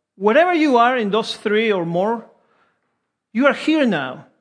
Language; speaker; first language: English; non-native, fluent; Spanish